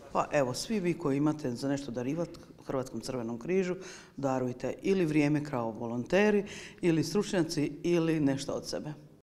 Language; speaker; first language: Croatian; native; Croatian